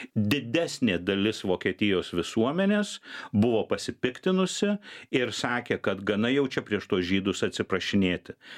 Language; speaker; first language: Lithuanian; native; Lithuanian